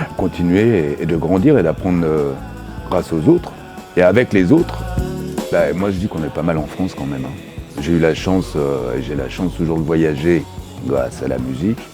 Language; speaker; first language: French; native; French